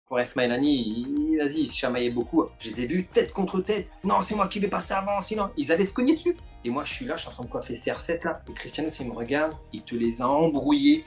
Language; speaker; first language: French; native; French